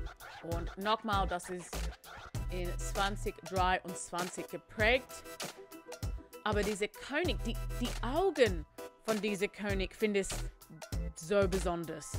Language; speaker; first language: German; non-native, learner; English